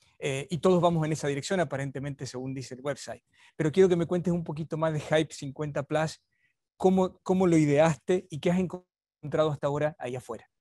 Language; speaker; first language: Spanish; native; Spanish